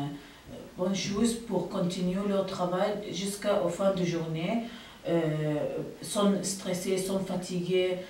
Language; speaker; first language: French; non-native, learner; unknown